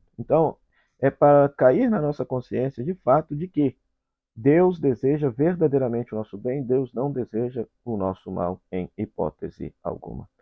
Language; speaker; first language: Portuguese; native; Portuguese